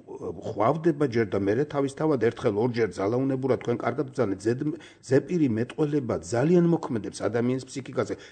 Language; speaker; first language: Georgian; native; Georgian